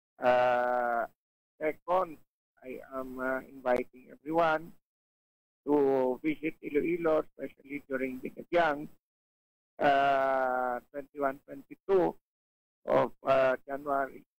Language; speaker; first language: English; non-native, local second language; Hiligaynon